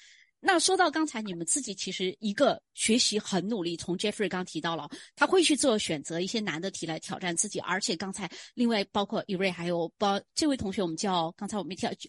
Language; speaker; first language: Chinese; native; Chinese